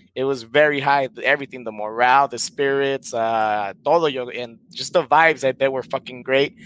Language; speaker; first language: English; early bilingual, other home language; Spanish